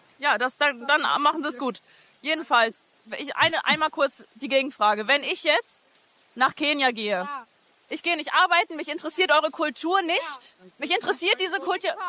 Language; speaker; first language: German; early bilingual, other home language; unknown